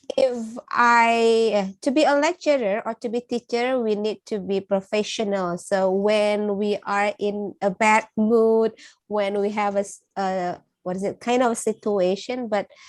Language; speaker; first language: English; non-native, fluent; Indonesian